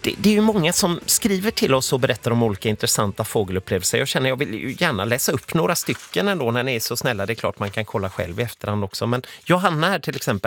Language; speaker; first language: Swedish; native; Swedish